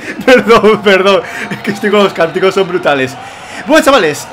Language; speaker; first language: Spanish; native; Spanish